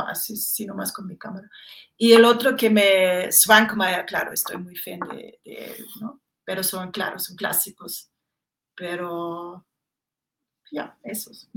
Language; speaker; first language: Spanish; non-native, fluent; German